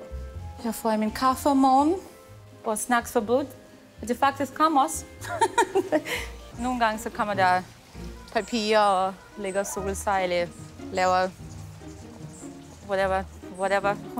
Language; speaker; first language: Danish; early bilingual, heritage; Danish